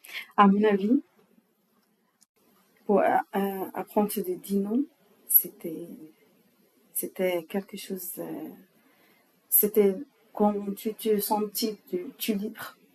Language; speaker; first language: French; non-native, learner; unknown